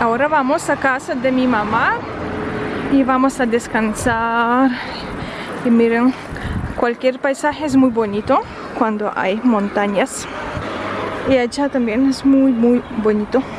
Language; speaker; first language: Spanish; non-native, fluent; Russian